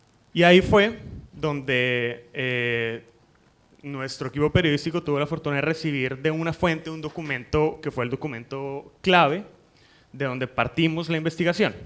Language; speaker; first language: Spanish; native; Spanish